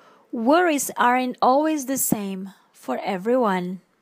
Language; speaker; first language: English; non-native, fluent; Portuguese